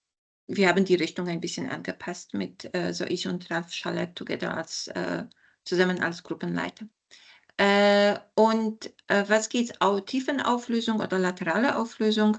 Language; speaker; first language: German; non-native, fluent; Polish